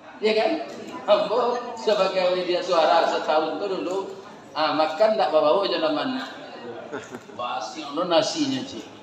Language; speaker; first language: Malay; non-native, local second language; Minangkabau